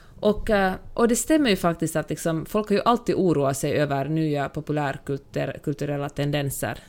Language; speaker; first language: Swedish; native; Swedish